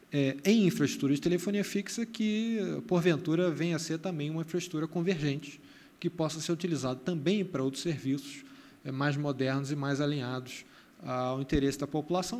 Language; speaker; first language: Portuguese; native; Portuguese